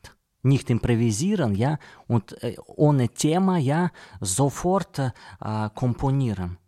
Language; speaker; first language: German; non-native, learner; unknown